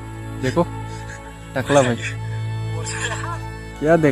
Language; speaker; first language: Hindi; non-native, local second language; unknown